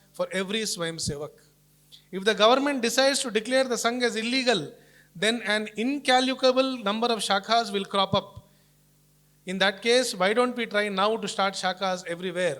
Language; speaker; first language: English; non-native, local second language; Telugu